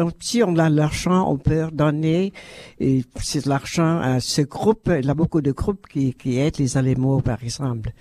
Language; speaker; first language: French; non-native, learner; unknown